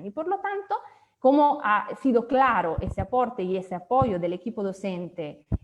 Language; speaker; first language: Spanish; native; Spanish